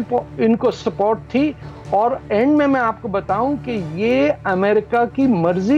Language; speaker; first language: Hindi; native; Hindi